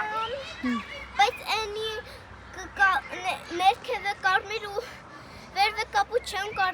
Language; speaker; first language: Armenian; early bilingual, heritage; Armenian